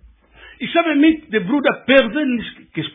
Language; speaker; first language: German; non-native, learner; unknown